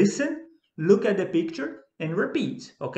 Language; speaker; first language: English; non-native, fluent; Portuguese